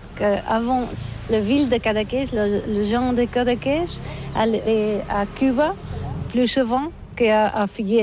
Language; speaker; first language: French; non-native, learner; Catalan